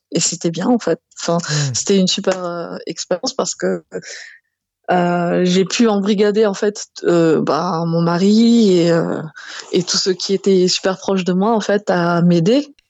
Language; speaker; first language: French; non-native, local second language; Malagasy